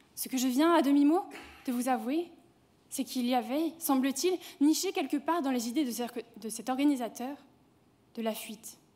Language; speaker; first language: French; native; French